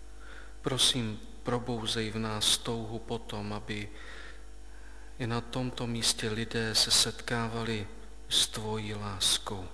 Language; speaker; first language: Czech; native; Czech